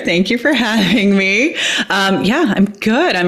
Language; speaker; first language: English; native; English